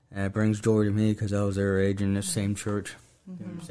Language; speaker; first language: English; native; English